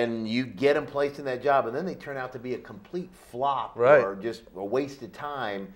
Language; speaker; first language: English; native; English